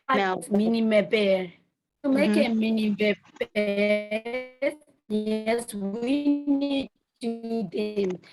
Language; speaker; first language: English; non-native, learner; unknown